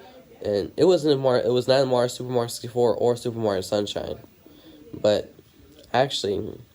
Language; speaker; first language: English; native; English